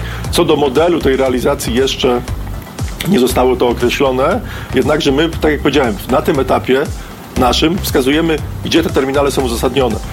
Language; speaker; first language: Polish; native; Polish